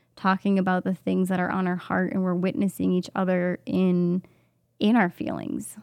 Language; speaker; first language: English; native; English